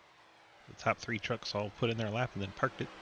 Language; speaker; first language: English; native; English